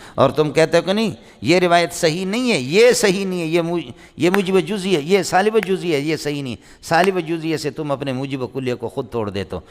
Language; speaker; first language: Urdu; non-native, local second language; Brahui